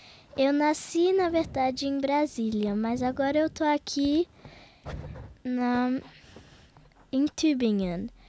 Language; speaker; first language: Portuguese; early bilingual, heritage; Portuguese